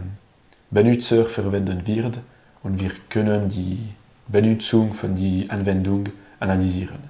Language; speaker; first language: German; non-native, learner; French